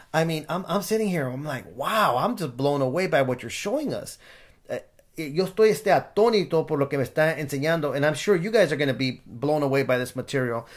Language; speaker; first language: English; early bilingual, other home language; Spanish